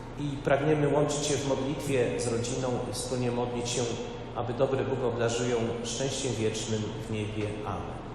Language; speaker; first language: Polish; native; Polish